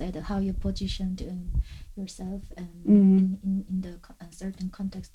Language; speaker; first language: English; non-native, fluent; Korean